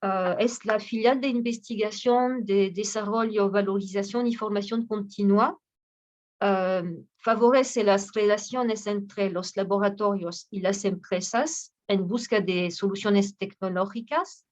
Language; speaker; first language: Spanish; non-native, fluent; French